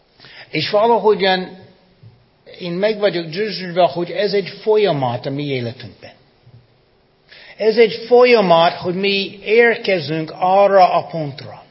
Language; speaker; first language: Hungarian; non-native, fluent; English